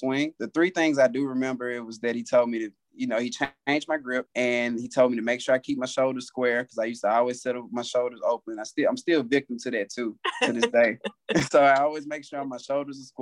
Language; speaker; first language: English; native; English